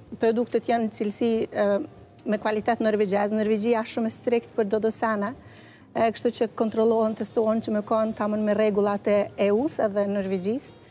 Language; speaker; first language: Albanian; early bilingual, heritage; Albanian